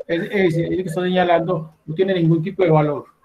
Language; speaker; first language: Spanish; native; Spanish